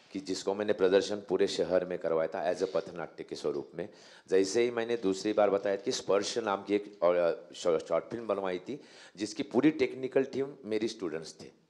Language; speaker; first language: Hindi; non-native, local second language; Marathi